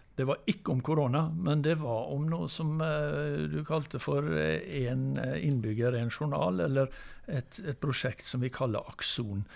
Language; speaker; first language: Norwegian; native; Norwegian